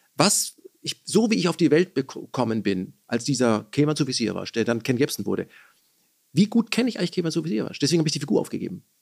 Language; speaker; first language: German; early bilingual, other home language; Persian